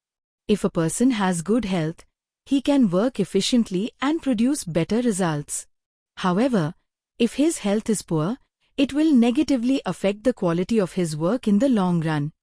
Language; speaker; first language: English; non-native, fluent; Hindi